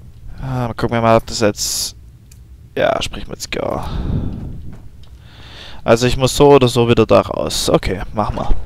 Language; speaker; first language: German; native; German